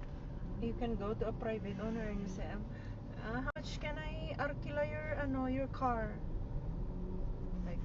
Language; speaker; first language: English; non-native, local second language; Iloko